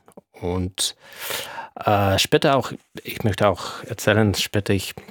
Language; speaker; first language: German; non-native, fluent; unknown